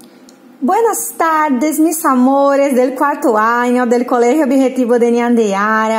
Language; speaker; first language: Spanish; non-native, fluent; Portuguese